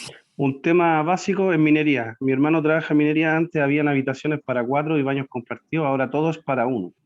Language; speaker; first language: Spanish; native; Spanish